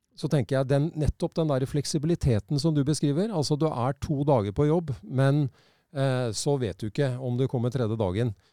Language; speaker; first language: Norwegian; native; Norwegian